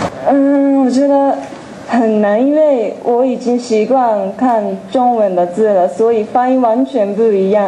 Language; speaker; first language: Chinese; non-native, fluent; Japanese